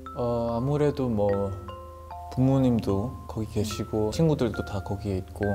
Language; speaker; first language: Korean; early bilingual, heritage; English